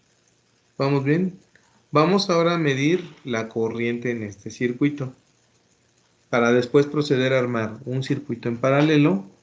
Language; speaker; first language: Spanish; native; Spanish